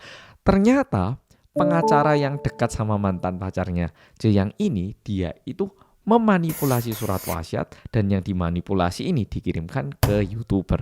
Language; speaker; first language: Indonesian; early bilingual, other home language; Korean